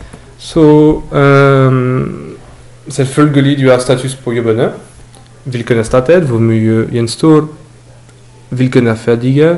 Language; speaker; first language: Norwegian; non-native, fluent; French